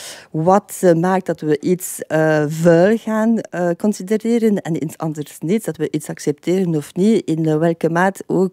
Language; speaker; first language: Dutch; non-native, fluent; French